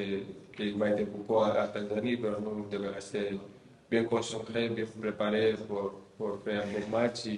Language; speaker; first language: French; non-native, fluent; Spanish